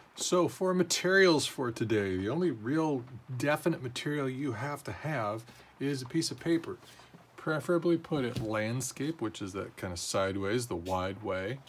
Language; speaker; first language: English; native; English